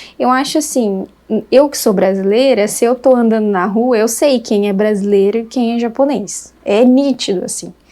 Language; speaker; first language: Portuguese; native; Portuguese